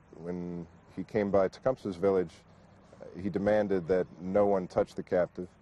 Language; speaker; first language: English; native; English